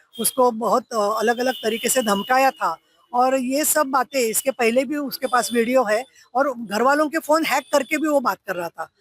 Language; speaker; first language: Hindi; non-native, local second language; Marathi